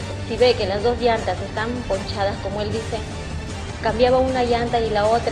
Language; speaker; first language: Spanish; native; Spanish